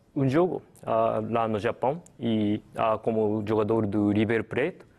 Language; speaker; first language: Portuguese; non-native, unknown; Japanese